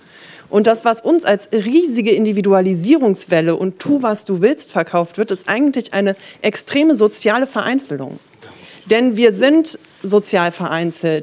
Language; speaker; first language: German; native; German